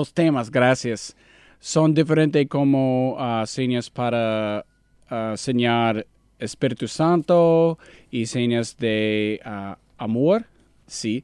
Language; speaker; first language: Spanish; non-native, learner; English